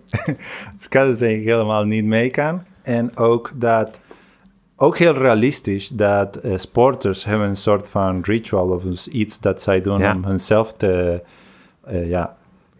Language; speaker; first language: Dutch; non-native, fluent; Spanish